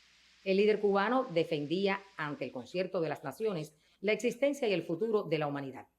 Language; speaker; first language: Spanish; native; Spanish